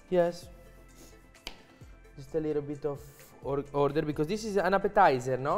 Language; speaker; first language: English; non-native, fluent; Italian